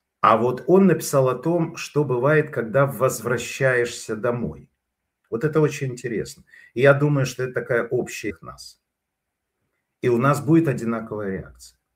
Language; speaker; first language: Russian; native; Russian